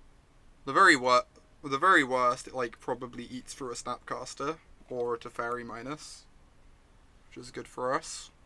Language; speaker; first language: English; native; English